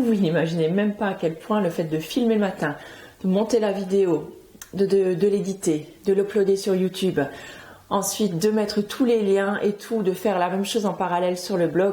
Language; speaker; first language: French; native; French